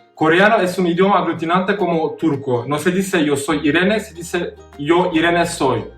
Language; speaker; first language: Spanish; non-native, fluent; Turkish